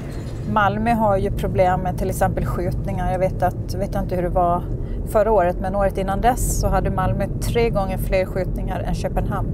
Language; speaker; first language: Swedish; native; Swedish